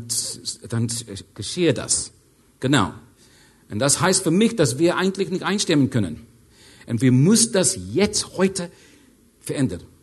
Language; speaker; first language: German; non-native, learner; English